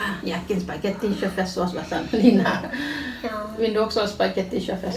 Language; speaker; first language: Swedish; non-native, learner; Thai